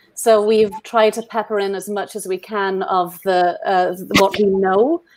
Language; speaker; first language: English; native; English